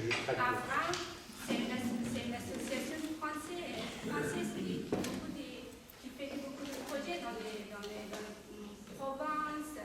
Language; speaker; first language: French; non-native, fluent; Persian